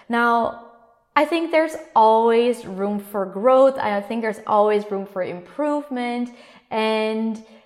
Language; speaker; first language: English; non-native, fluent; Dutch